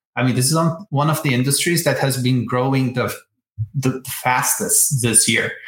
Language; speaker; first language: English; non-native, fluent; Portuguese